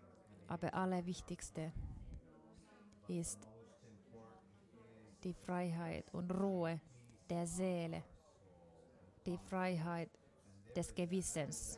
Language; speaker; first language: German; non-native, fluent; Finnish